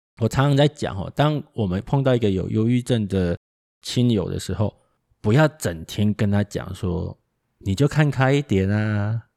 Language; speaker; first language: Chinese; native; Chinese